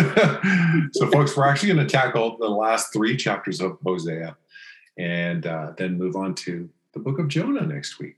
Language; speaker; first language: English; native; English